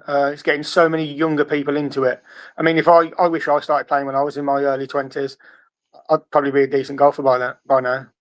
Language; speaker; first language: English; native; English